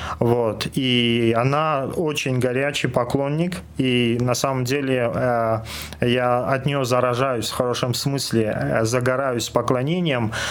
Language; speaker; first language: Russian; non-native, local second language; Armenian